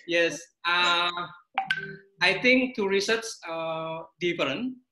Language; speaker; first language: English; non-native, learner; Indonesian